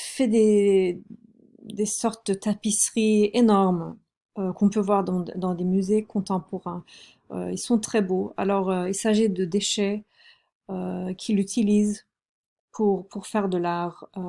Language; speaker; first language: French; non-native, fluent; German